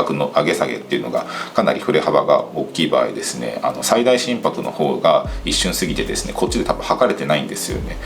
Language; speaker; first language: Japanese; native; Japanese